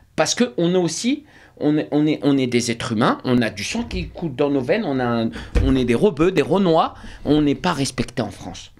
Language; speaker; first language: French; native; French